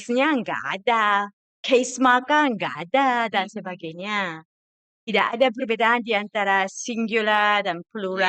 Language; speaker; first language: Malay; non-native, fluent; Japanese